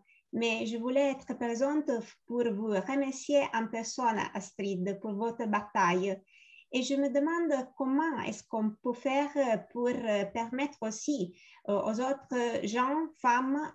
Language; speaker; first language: French; non-native, fluent; Italian